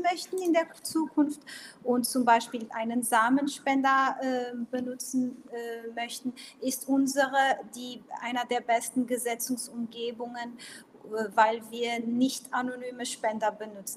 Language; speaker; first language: German; non-native, local second language; Portuguese